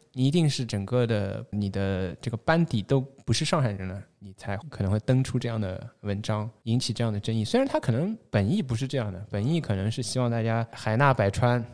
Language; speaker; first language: Chinese; non-native, local second language; Wu Chinese